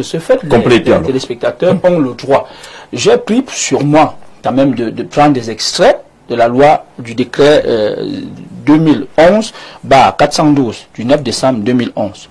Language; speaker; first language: French; native; French